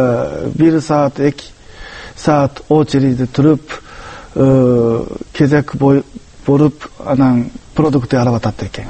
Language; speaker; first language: Kyrgyz; non-native, learner; Japanese